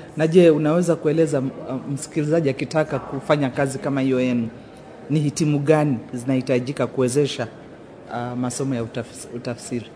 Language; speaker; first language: Swahili; native; Swahili